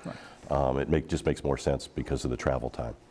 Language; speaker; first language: English; native; English